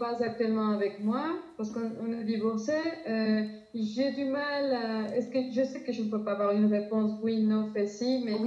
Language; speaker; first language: French; non-native, fluent; Spanish